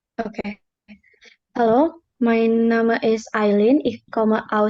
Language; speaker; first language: German; non-native, learner; Indonesian